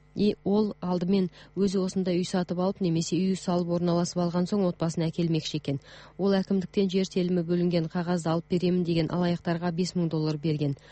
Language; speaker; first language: Kazakh; native; Kazakh